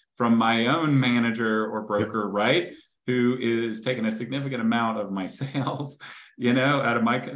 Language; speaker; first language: English; native; English